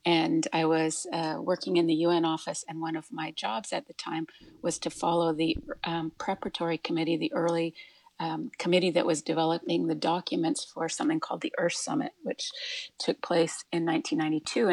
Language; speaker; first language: English; native; English